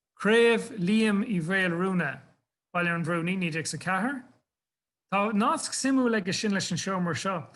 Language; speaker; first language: Irish; non-native, local second language; English